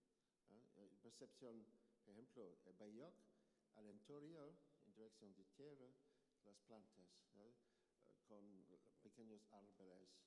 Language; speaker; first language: Spanish; non-native, learner; English